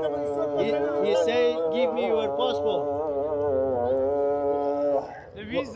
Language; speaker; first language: English; non-native, learner; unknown